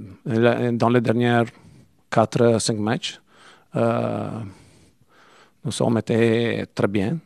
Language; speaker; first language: French; non-native, learner; Italian